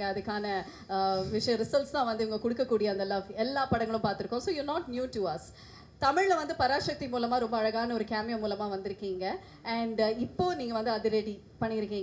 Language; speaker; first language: Tamil; native; Tamil